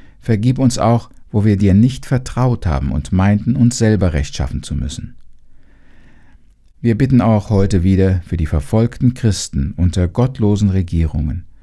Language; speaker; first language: German; native; German